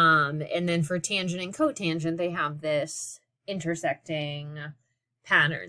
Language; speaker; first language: English; native; English